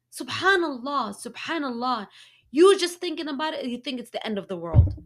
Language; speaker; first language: English; early bilingual, other home language; Arabic